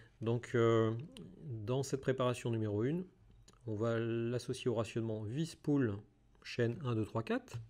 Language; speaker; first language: French; native; French